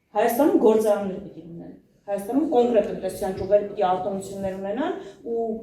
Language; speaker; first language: Armenian; native; Armenian